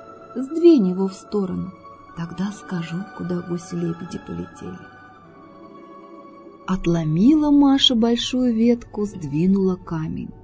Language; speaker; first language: Russian; native; Russian